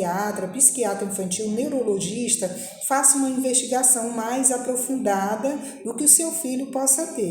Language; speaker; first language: Portuguese; native; Portuguese